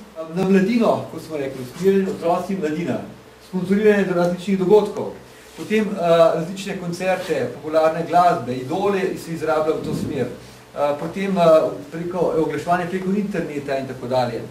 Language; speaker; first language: Slovenian; native; Slovenian